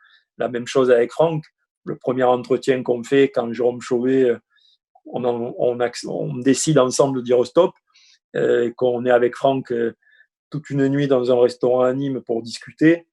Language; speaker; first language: French; native; French